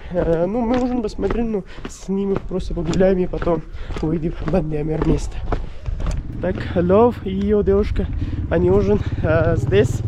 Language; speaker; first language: Russian; non-native, learner; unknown